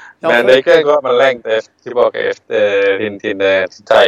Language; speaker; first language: Swedish; non-native, fluent; Thai